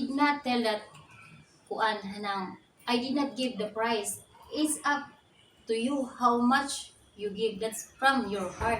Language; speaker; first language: English; non-native, local second language; Cebuano